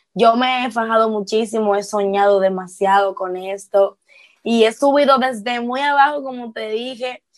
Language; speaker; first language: Spanish; native; Spanish